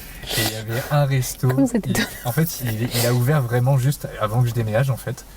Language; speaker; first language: French; native; French